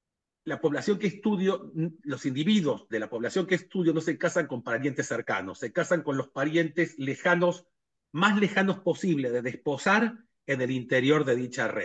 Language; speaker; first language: Spanish; native; Spanish